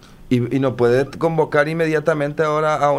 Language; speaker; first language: Spanish; native; Spanish